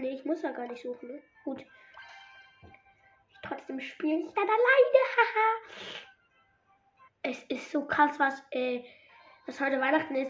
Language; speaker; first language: German; native; German